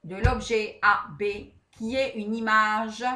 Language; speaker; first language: French; non-native, local second language; Arabic